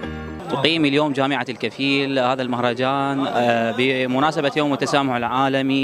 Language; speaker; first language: Arabic; native; Arabic